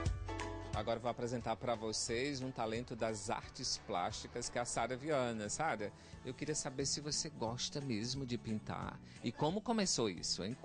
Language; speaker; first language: Portuguese; native; Portuguese